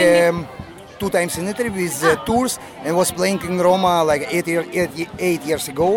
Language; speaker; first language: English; non-native, learner; Russian